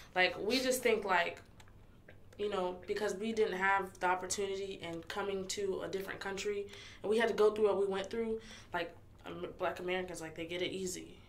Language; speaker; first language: English; early bilingual, other home language; Haitian Creole